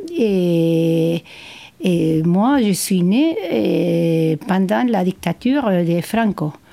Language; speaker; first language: French; non-native, fluent; Spanish